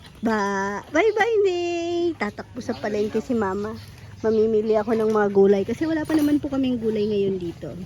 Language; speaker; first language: Filipino; non-native, local second language; Pampanga